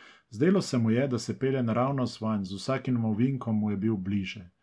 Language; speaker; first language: Slovenian; non-native, local second language; Serbian